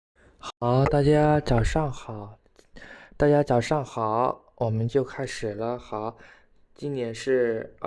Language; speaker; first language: Chinese; non-native, fluent; Khmer